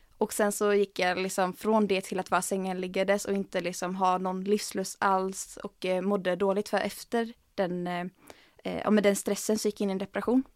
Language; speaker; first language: Swedish; native; Swedish